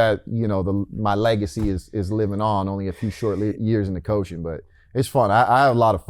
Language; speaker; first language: English; native; English